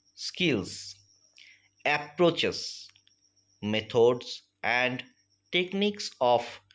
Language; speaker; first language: English; non-native, local second language; Bangla